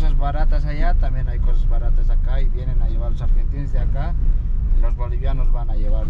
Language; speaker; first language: Spanish; native; Spanish